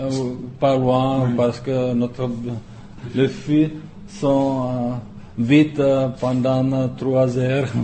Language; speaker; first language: French; non-native, learner; Czech